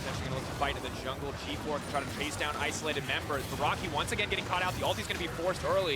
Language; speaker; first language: English; native; English